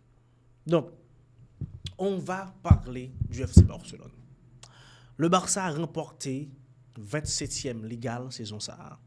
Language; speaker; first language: French; non-native, local second language; Haitian Creole